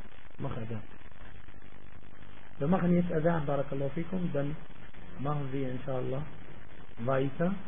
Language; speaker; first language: German; non-native, fluent; Arabic